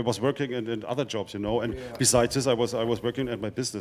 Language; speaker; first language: English; non-native, fluent; German